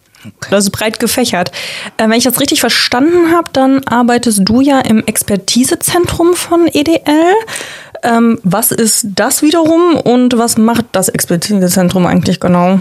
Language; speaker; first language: German; native; German